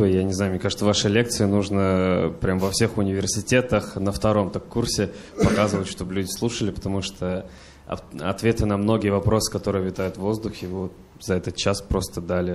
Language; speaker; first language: Russian; native; Russian